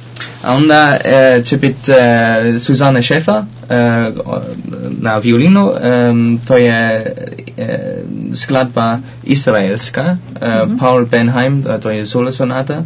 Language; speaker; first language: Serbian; non-native, learner; Dutch